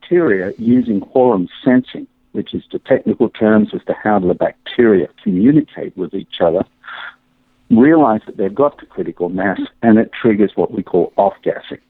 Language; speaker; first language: English; native; English